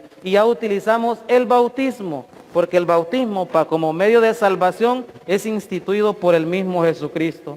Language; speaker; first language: Spanish; native; Spanish